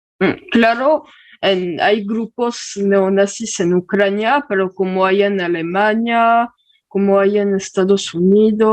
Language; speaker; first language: Spanish; early bilingual, heritage; Spanish